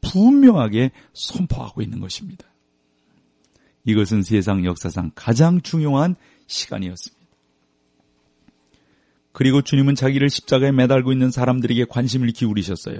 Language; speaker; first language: Korean; native; Korean